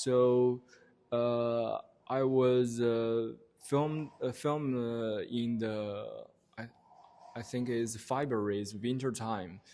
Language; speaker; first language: English; non-native, learner; Chinese